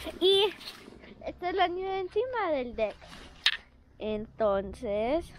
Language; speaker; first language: Spanish; early bilingual, heritage; Spanish